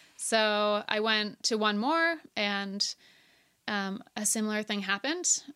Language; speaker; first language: English; native; English